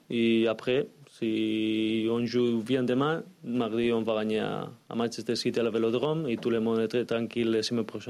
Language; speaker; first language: French; non-native, learner; Spanish